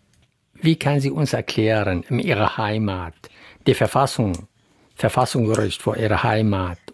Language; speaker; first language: German; non-native, learner; Central Kurdish